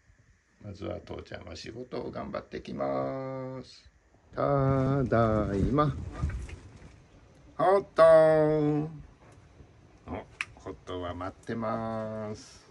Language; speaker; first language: Japanese; native; Japanese